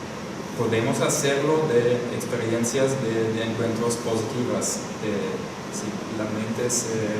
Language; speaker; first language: Spanish; non-native, fluent; German